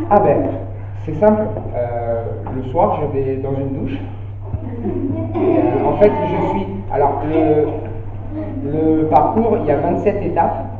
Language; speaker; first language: French; native; French